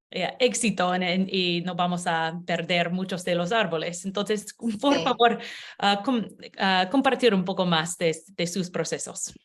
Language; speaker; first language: Spanish; non-native, learner; English